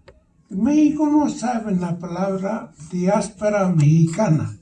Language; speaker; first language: Spanish; early bilingual, heritage; Spanish